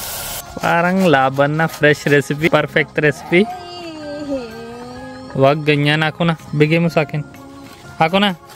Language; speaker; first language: Filipino; non-native, learner; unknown